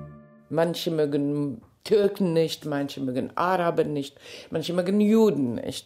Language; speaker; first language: German; non-native, fluent; Polish